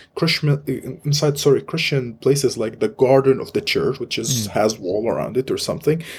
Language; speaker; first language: English; non-native, fluent; Arabic